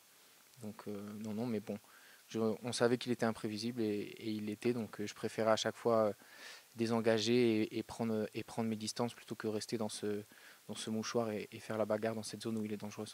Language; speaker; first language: French; native; French